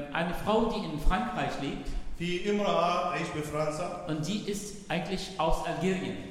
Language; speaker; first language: German; non-native, fluent; Arabic